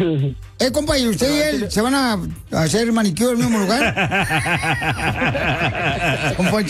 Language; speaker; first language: Spanish; native; Spanish